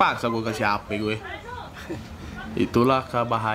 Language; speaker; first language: Indonesian; non-native, fluent; Russian